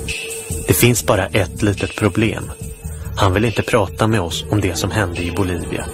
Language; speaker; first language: Swedish; native; Swedish